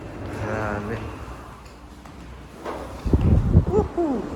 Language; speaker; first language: English; non-native, learner; Filipino